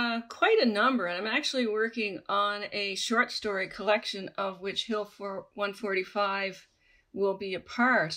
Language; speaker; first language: English; native; English